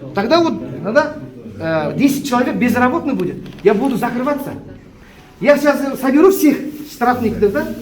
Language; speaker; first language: Russian; non-native, local second language; Kazakh